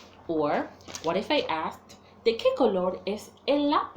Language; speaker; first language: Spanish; non-native, fluent; English